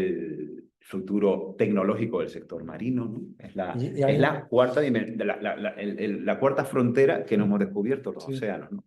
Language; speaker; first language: Spanish; native; Spanish